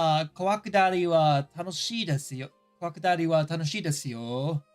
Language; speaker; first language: Japanese; non-native, learner; English